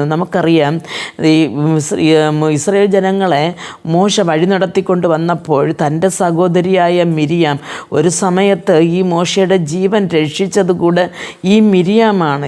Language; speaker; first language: Malayalam; native; Malayalam